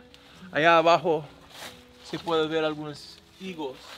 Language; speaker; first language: Spanish; non-native, learner; English